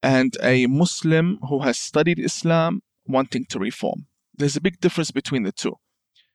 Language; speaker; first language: English; native; English